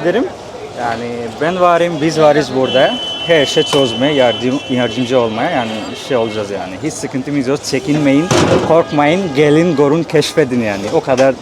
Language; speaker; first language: Turkish; non-native, fluent; Bangla